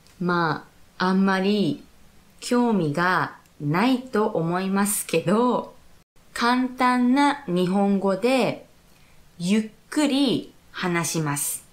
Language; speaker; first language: Japanese; native; Japanese